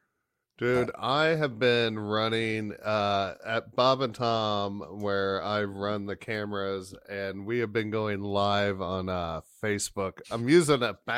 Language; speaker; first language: English; native; English